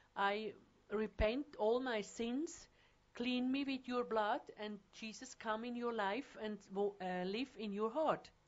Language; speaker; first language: English; non-native, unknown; German